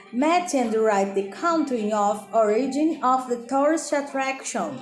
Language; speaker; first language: English; non-native, learner; Portuguese